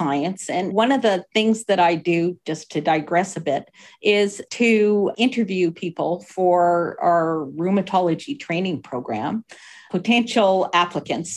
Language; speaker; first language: English; native; English